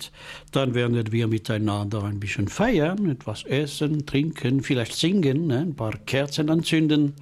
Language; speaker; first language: German; non-native, local second language; French